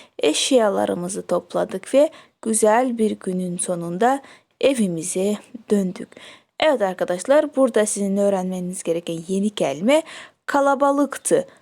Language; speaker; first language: Turkish; non-native, fluent; Kyrgyz